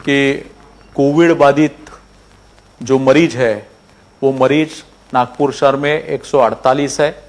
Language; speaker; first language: Hindi; non-native, local second language; Marathi